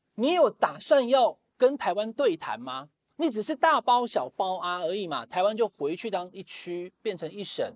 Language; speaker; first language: Chinese; native; Chinese